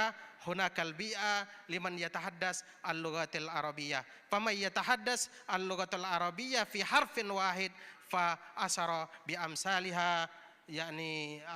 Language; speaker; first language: Arabic; non-native, fluent; Indonesian